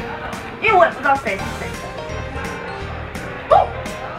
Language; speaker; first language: Chinese; native; Chinese